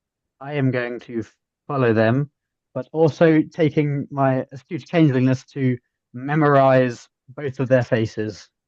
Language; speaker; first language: English; native; English